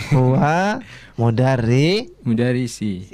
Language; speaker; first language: Arabic; non-native, fluent; Indonesian